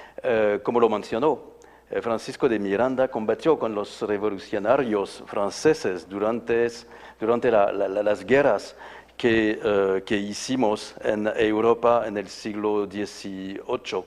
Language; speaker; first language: Spanish; non-native, fluent; French